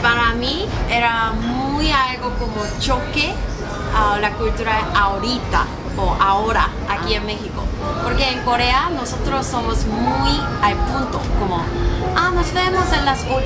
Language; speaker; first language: Spanish; non-native, learner; Korean